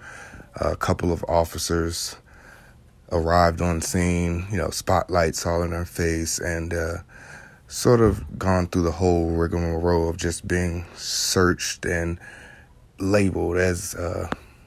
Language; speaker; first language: English; native; English